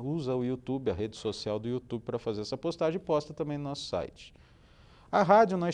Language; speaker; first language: Portuguese; native; Portuguese